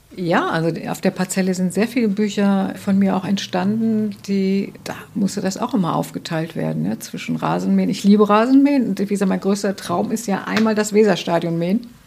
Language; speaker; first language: German; native; German